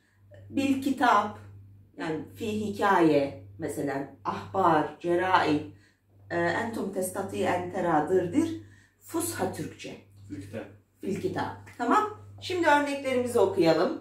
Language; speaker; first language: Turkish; non-native, fluent; Arabic